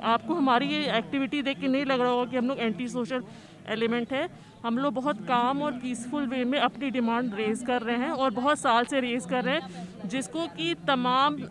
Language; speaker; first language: Hindi; native; Hindi